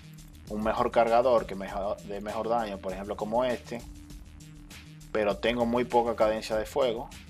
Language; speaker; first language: Spanish; native; Spanish